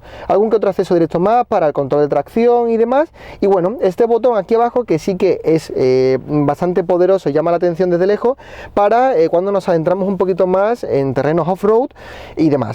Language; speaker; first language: Spanish; native; Spanish